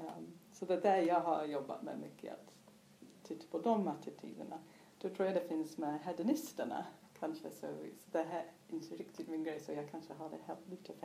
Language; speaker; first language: Swedish; non-native, fluent; English